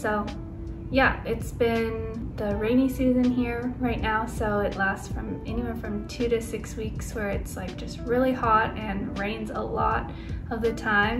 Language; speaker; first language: English; native; English